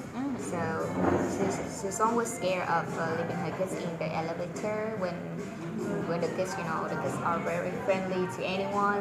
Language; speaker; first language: English; non-native, fluent; Vietnamese